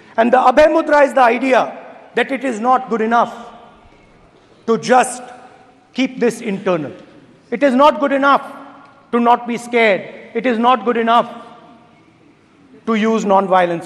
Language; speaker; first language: English; non-native, local second language; Hindi